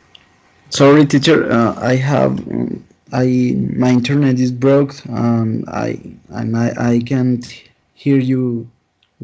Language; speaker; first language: English; non-native, learner; Spanish